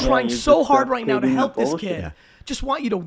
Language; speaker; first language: English; early bilingual, other home language; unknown